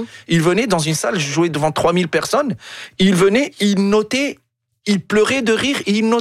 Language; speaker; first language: French; non-native, local second language; Arabic